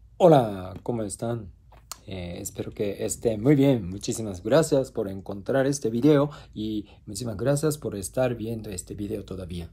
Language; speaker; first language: Spanish; non-native, fluent; Japanese